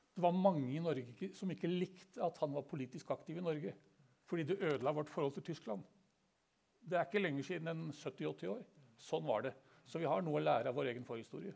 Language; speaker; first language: Norwegian; native; Norwegian